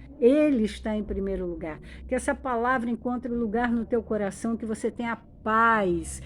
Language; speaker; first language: Portuguese; native; Portuguese